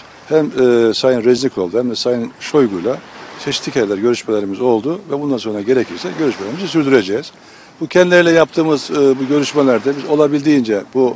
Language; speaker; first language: Turkish; native; Turkish